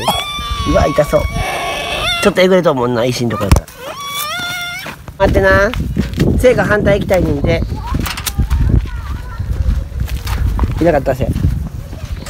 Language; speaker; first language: Japanese; native; Japanese